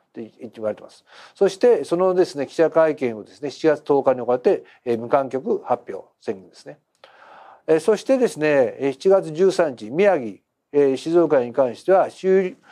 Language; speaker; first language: Japanese; native; Japanese